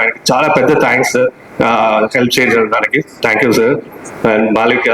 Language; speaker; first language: Telugu; non-native, fluent; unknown